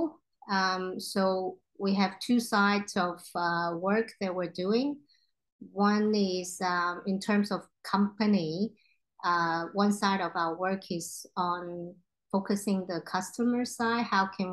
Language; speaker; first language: English; non-native, local second language; Cantonese